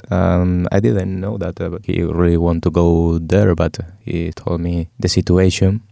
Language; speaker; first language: English; non-native, fluent; Spanish